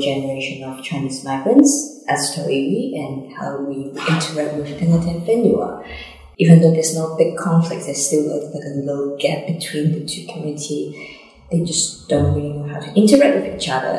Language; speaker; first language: English; non-native, local second language; Cantonese